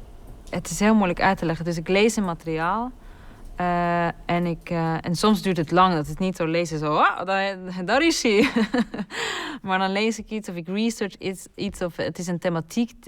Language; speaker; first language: Dutch; non-native, fluent; Norwegian